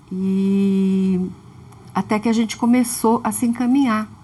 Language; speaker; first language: Portuguese; early bilingual, other home language; Russian